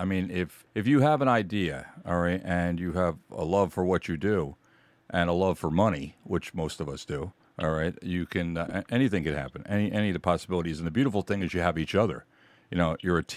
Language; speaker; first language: English; native; English